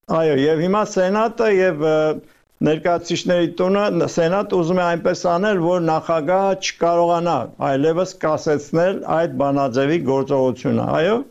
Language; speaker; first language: Armenian; native; Armenian